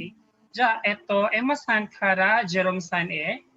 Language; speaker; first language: Japanese; non-native, fluent; Filipino